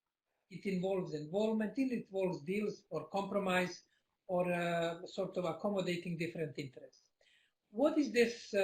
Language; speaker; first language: English; non-native, fluent; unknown